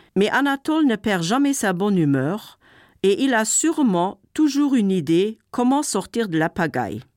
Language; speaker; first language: French; non-native, local second language; Luxembourgish